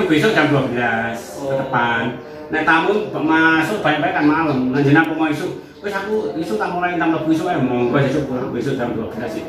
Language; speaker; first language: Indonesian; non-native, local second language; Javanese